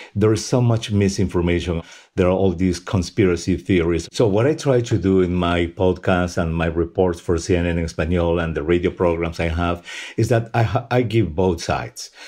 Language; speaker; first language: English; non-native, fluent; Spanish